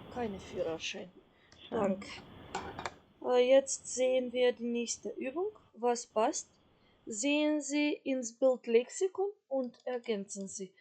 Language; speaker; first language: German; non-native, fluent; Macedonian